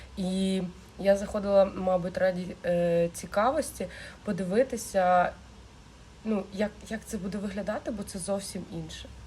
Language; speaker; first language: Ukrainian; non-native, local second language; Russian